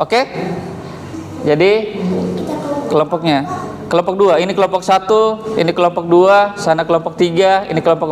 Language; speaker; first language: Indonesian; native; Indonesian